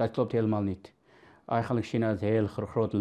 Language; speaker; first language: Dutch; non-native, learner; Uyghur